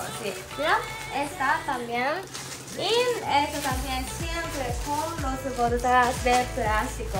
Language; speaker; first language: Spanish; non-native, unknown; Japanese